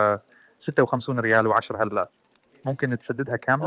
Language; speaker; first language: Arabic; native; Arabic